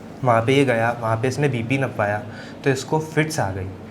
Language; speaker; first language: Hindi; native; Hindi